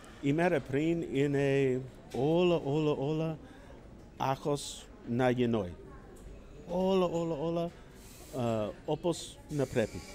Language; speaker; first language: Greek; non-native, learner; English